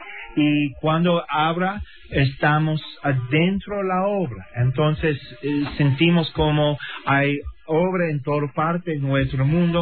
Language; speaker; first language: Spanish; non-native, learner; English